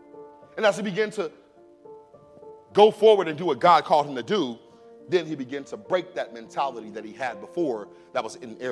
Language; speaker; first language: English; native; English